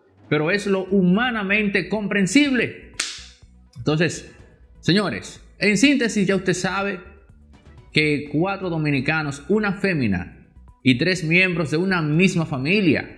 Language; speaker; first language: Spanish; native; Spanish